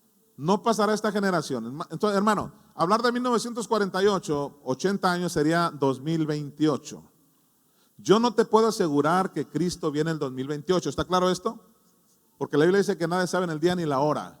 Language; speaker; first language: Spanish; native; Spanish